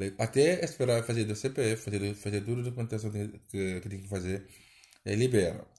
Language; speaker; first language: Portuguese; non-native, learner; Wolof